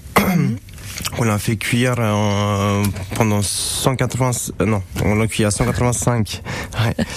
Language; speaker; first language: French; non-native, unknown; Romanian